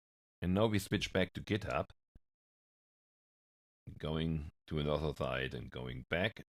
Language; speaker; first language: English; non-native, fluent; German